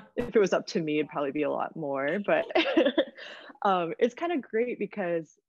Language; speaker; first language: English; native; English